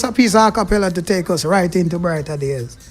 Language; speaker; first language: English; native; English